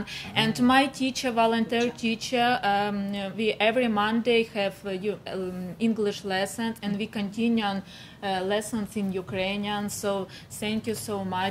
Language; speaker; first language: English; non-native, learner; Ukrainian